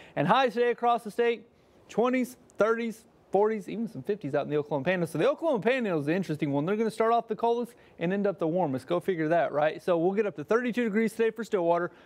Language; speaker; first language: English; native; English